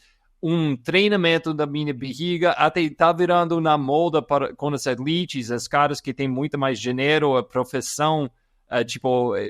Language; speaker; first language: Portuguese; non-native, fluent; English